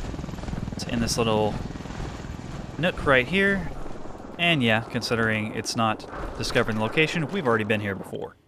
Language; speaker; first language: English; native; English